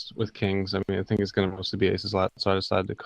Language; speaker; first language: English; native; English